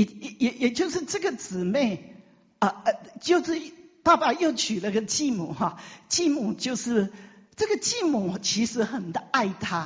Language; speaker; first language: Chinese; native; Chinese